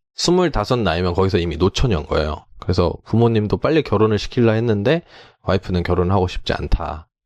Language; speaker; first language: Korean; native; Korean